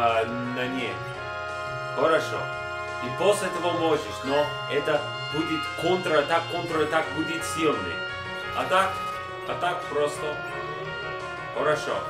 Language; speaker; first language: Russian; non-native, learner; English